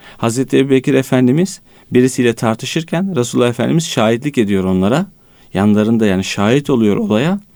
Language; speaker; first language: Turkish; native; Turkish